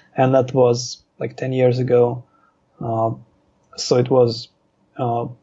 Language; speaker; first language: English; non-native, fluent; Russian